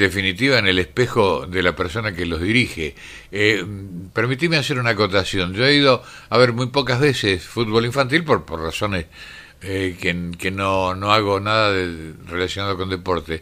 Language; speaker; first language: Spanish; native; Spanish